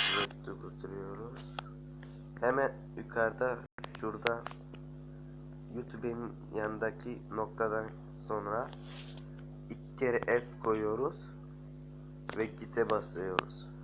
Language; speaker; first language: Turkish; early bilingual, heritage; Turkish